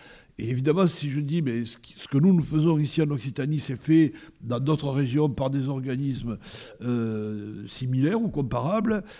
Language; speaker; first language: French; native; French